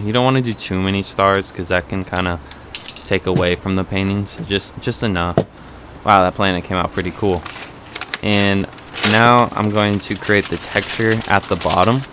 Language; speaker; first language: English; native; English